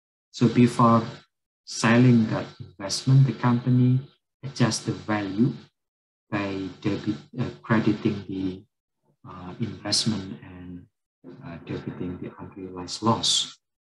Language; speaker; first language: English; non-native, fluent; Indonesian